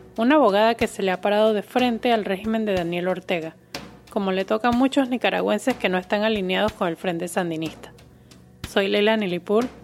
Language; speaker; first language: Spanish; native; Spanish